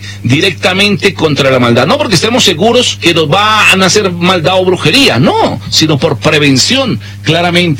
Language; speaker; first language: Spanish; native; Spanish